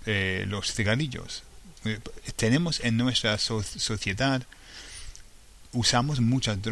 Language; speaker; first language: Spanish; non-native, fluent; English